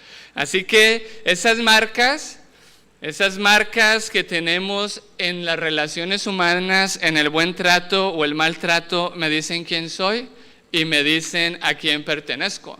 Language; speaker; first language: Spanish; native; Spanish